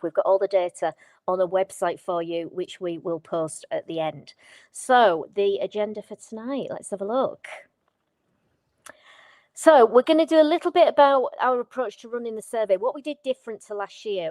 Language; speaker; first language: English; native; English